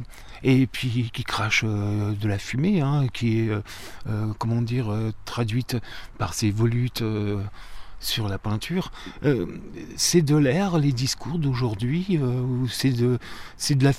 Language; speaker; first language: French; native; French